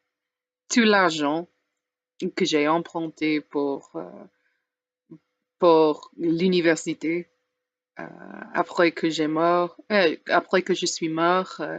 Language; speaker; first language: French; non-native, learner; English